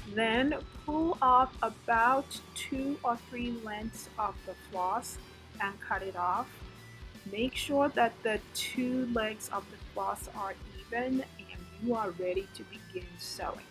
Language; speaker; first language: English; native; English